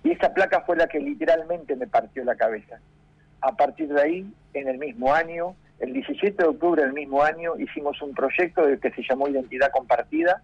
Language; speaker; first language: Spanish; native; Spanish